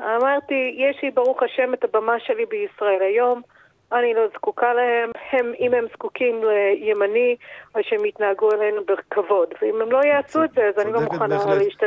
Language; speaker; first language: Hebrew; non-native, fluent; English